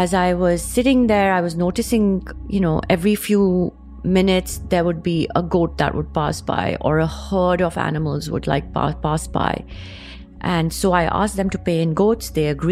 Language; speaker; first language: English; non-native, local second language; Urdu